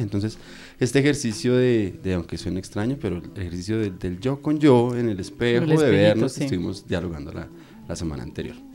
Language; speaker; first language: Spanish; native; Spanish